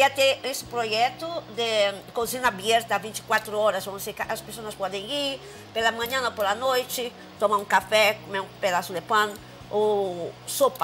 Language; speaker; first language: Spanish; non-native, fluent; Portuguese